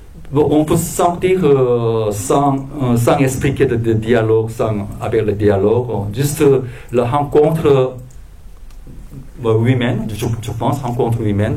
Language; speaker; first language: French; non-native, fluent; Korean